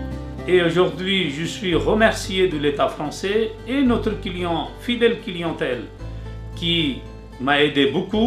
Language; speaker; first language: French; non-native, learner; Urdu